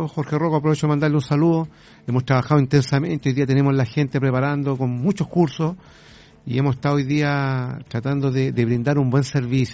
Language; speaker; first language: Spanish; native; Spanish